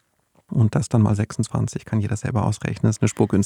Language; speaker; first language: German; native; German